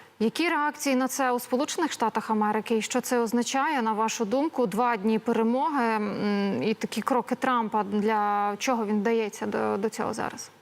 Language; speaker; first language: Ukrainian; native; Ukrainian